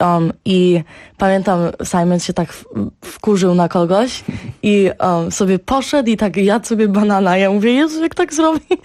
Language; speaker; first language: Polish; early bilingual, heritage; Polish